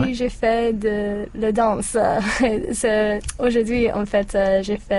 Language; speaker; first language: French; non-native, learner; English